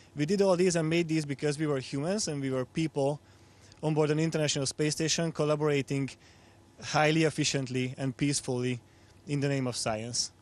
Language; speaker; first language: English; non-native, fluent; Hungarian